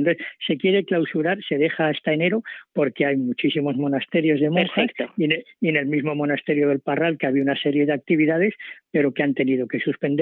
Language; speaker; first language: Spanish; native; Spanish